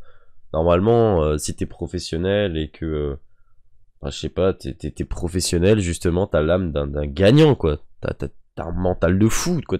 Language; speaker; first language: French; native; French